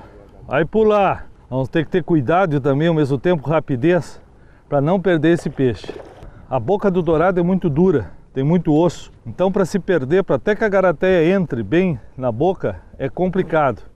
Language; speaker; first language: Portuguese; native; Portuguese